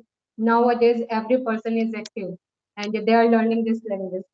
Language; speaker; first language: English; non-native, local second language; Hindi